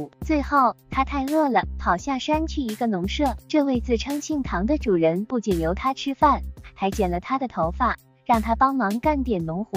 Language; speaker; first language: Chinese; native; Chinese